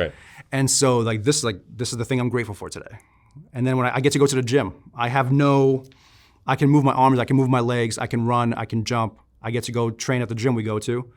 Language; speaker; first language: English; native; English